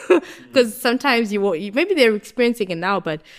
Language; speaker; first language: English; non-native, local second language; Shona